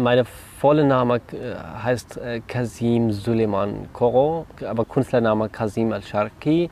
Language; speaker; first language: German; non-native, learner; Kurdish